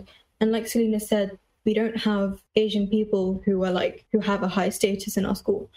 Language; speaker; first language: English; native; English